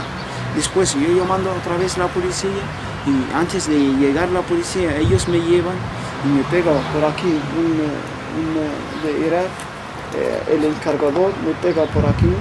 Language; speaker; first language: Spanish; non-native, learner; Arabic